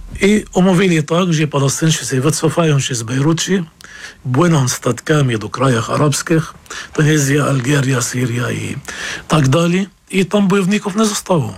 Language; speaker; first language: Polish; non-native, fluent; Arabic